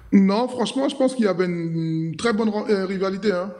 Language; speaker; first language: French; native; French